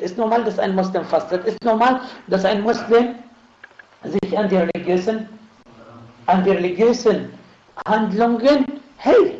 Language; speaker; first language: German; non-native, fluent; Arabic